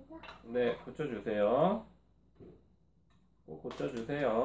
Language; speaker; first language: Korean; native; Korean